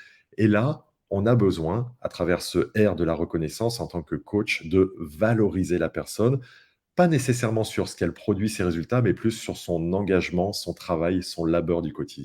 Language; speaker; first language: French; native; French